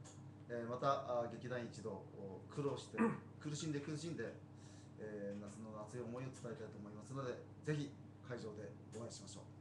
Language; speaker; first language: Japanese; native; Japanese